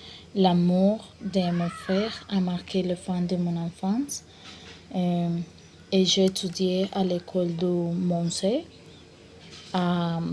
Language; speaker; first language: French; non-native, learner; Spanish